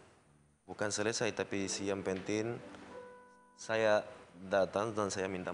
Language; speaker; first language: Indonesian; non-native, learner; Spanish